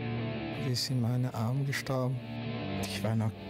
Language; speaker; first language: German; non-native, fluent; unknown